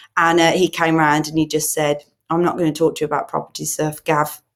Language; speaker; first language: English; native; English